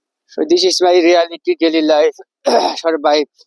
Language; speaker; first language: English; non-native, learner; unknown